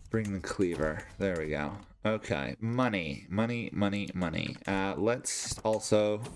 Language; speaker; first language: English; native; English